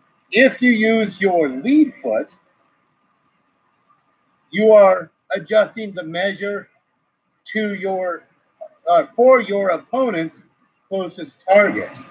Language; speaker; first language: English; native; English